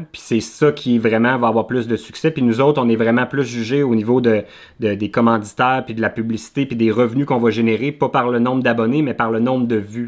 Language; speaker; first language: French; native; French